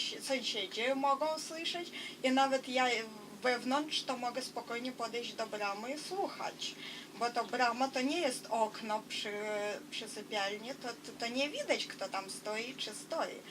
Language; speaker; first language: Polish; non-native, fluent; Russian